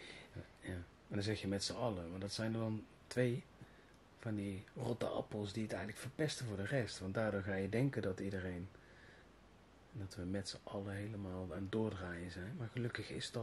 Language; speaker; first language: Dutch; native; Dutch